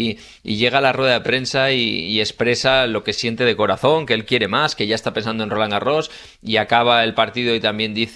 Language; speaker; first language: Spanish; native; Spanish